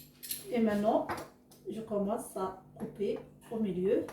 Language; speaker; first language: French; non-native, local second language; Arabic